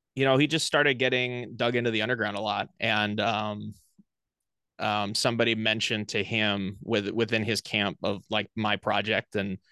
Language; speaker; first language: English; native; English